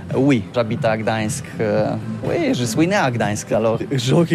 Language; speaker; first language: French; non-native, learner; Polish